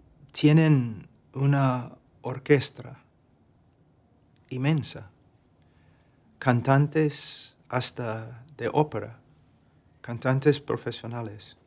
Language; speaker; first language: Spanish; non-native, fluent; English